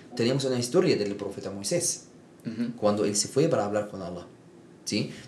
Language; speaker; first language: Spanish; non-native, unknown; Arabic